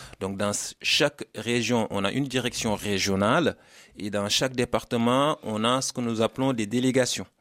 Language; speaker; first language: French; non-native, local second language; Wolof